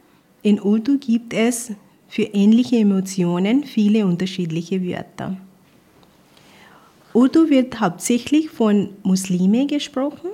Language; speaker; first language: German; non-native, fluent; Punjabi